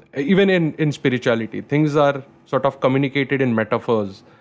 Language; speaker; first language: English; non-native, local second language; Marathi